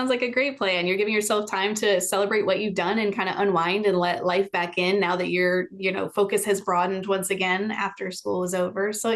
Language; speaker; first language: English; native; English